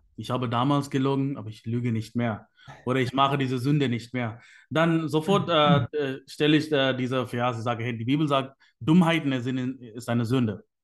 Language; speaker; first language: German; non-native, fluent; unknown